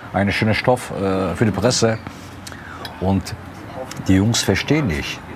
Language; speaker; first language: German; early bilingual, other home language; Turkish